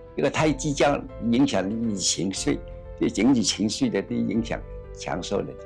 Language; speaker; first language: Chinese; non-native, local second language; Cantonese